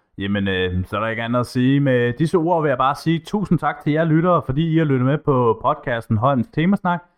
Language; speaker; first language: Danish; native; Danish